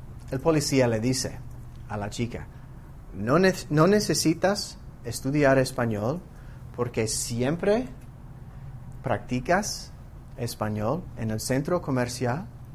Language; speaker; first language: Spanish; non-native, fluent; English